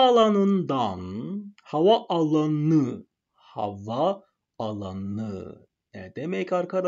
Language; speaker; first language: Turkish; non-native, fluent; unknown